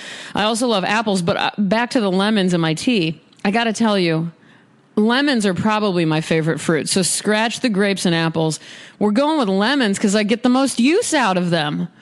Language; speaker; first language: English; native; English